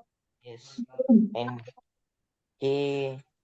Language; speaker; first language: English; non-native, learner; Marathi